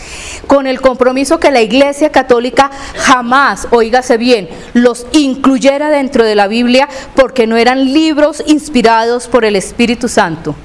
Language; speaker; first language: Spanish; native; Spanish